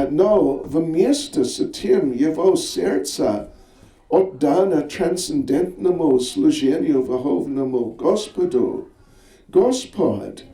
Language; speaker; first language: Russian; non-native, learner; English